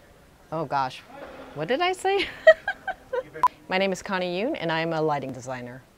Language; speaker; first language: English; native; English